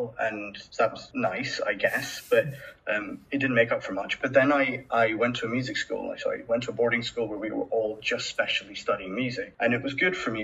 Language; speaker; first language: English; native; English